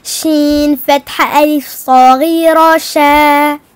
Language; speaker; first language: Arabic; non-native, learner; French